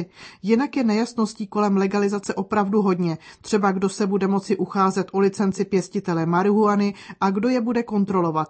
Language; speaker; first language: Czech; native; Czech